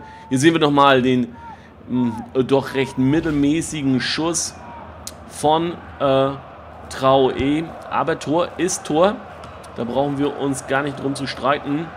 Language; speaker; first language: German; native; German